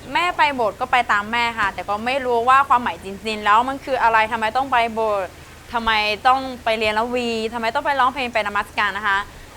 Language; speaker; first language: Thai; non-native, local second language; Akha